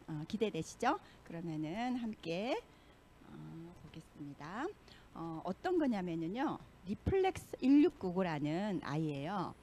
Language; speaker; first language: Korean; native; Korean